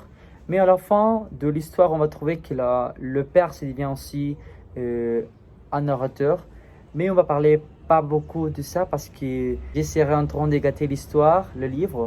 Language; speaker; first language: French; non-native, learner; Spanish